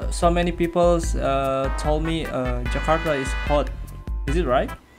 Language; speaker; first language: English; non-native, learner; Indonesian